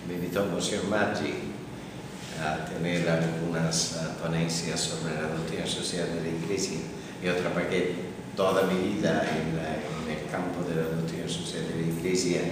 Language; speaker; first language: Spanish; non-native, fluent; Italian